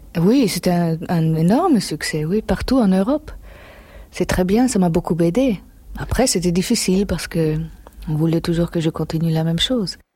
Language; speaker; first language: French; non-native, fluent; German